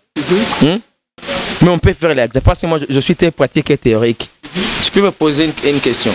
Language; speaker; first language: French; non-native, local second language; Rundi